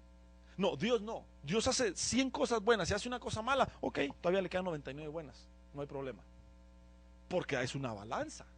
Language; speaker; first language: Spanish; native; Spanish